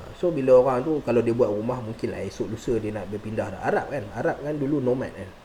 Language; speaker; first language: Malay; native; Malay